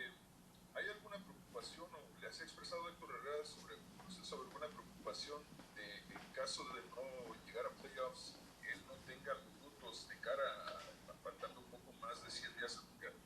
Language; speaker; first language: Spanish; native; Spanish